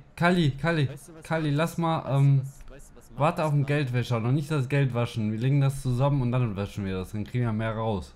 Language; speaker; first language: German; native; German